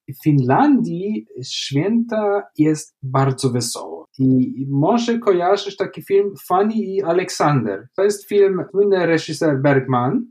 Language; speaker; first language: Polish; non-native, fluent; German